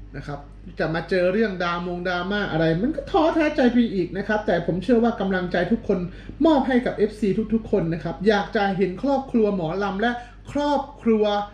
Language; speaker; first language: Thai; native; Thai